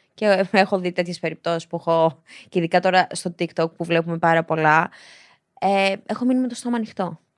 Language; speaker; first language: Greek; early bilingual, other home language; Albanian